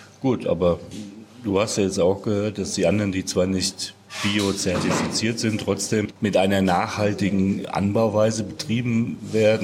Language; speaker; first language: German; native; German